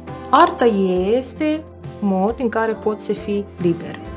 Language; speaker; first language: Romanian; non-native, fluent; Russian